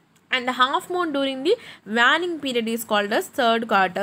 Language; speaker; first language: English; non-native, local second language; Tamil